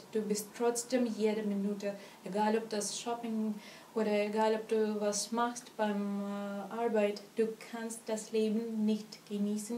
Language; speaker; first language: German; non-native, learner; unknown